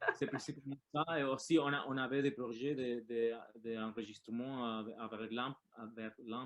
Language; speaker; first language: French; non-native, learner; Spanish